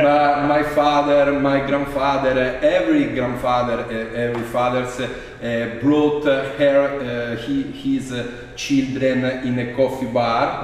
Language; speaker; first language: English; non-native, fluent; Italian